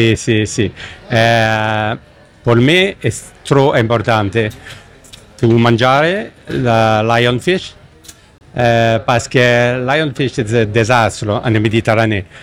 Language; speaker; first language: Italian; non-native, learner; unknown